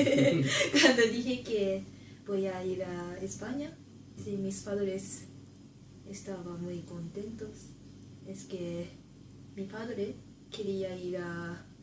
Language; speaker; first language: Spanish; non-native, learner; Japanese